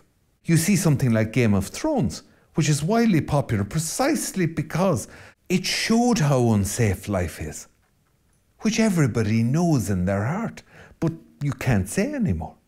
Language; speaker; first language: English; native; English